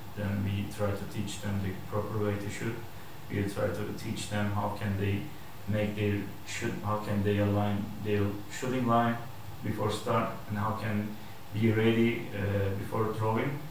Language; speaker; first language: English; non-native, fluent; Turkish